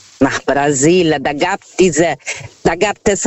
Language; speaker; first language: German; non-native, fluent; Portuguese